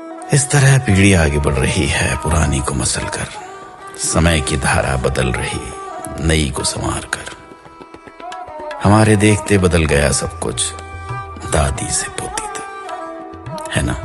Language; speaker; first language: Hindi; native; Hindi